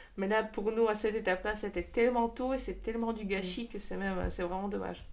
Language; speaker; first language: French; non-native, fluent; Russian